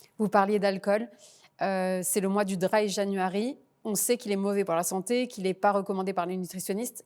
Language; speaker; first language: French; native; French